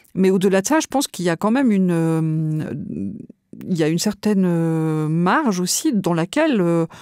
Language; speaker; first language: French; native; French